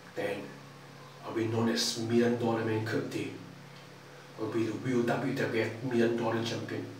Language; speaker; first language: English; non-native, local second language; Chinese